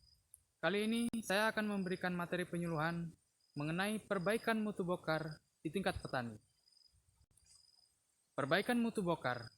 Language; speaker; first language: Indonesian; native; Indonesian